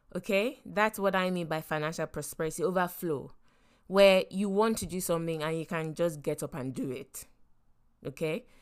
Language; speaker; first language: English; non-native, local second language; Yoruba